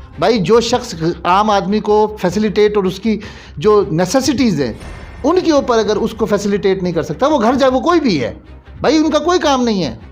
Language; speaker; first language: Urdu; non-native, local second language; Pahari-Potwari